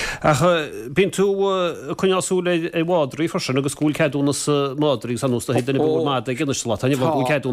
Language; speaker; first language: Irish; native; Irish